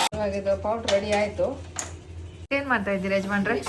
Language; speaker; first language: Kannada; non-native, local second language; Tulu